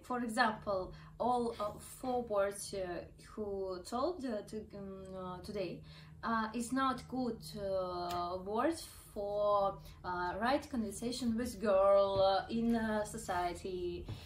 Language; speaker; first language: English; non-native, learner; Russian